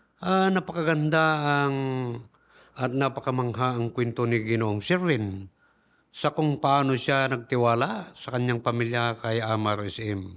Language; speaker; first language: Filipino; native; Filipino